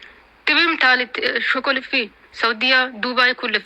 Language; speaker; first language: Arabic; non-native, learner; Amharic